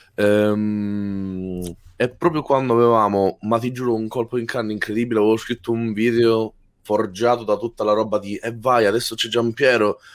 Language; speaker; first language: Italian; native; Italian